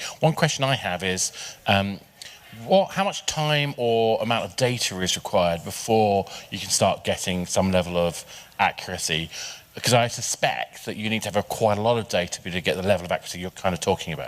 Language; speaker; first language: English; native; English